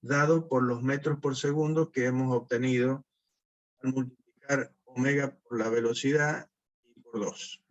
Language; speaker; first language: Spanish; native; Spanish